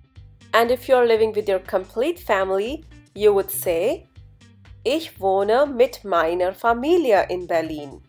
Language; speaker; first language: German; non-native, fluent; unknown